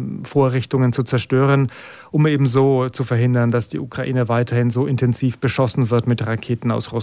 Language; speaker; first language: German; native; German